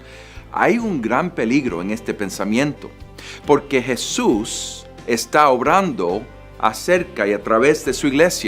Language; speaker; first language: Spanish; non-native, fluent; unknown